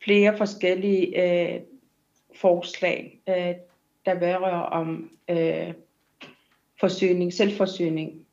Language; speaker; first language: Danish; non-native, local second language; Kalaallisut